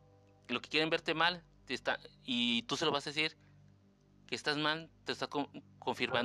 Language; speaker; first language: Spanish; native; Spanish